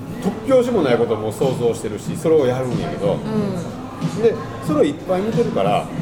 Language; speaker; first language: Japanese; native; Japanese